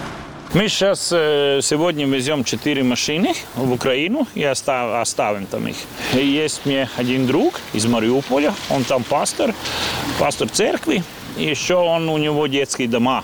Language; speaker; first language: Russian; non-native, fluent; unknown